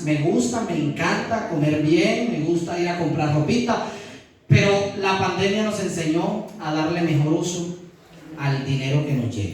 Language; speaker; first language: Spanish; native; Spanish